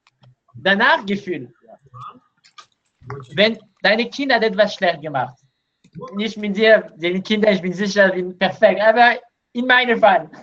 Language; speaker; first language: German; non-native, learner; Hebrew